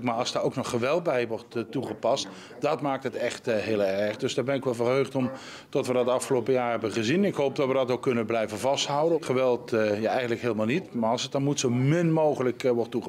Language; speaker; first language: Dutch; native; Dutch